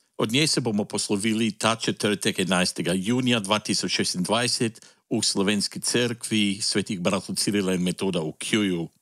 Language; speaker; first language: Slovenian; early bilingual, heritage; Slovenian